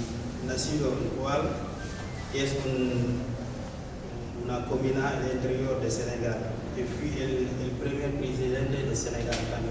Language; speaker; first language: Spanish; non-native, learner; Wolof